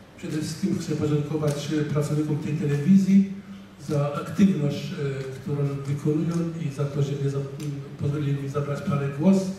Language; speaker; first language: Polish; non-native, fluent; Assyrian Neo-Aramaic